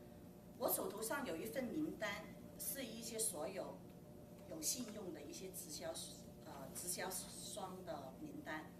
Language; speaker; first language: Chinese; native; Chinese